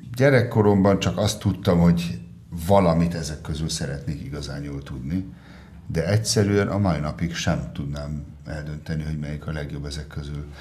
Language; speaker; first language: Hungarian; early bilingual, heritage; Hungarian